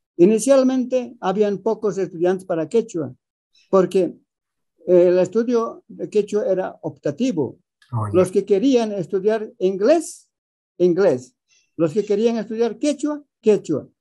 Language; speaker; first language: Spanish; early bilingual, other home language; Aymara